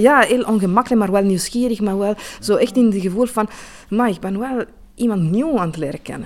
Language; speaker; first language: Dutch; non-native, fluent; Italian